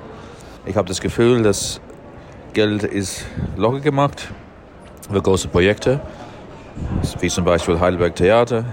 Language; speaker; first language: German; non-native, fluent; English